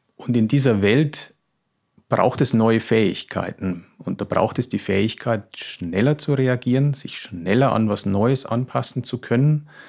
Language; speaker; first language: German; native; German